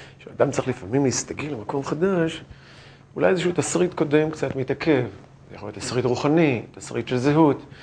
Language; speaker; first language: Hebrew; native; Hebrew